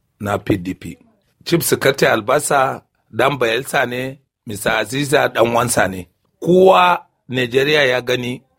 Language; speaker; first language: Hausa; non-native, local second language; Kanuri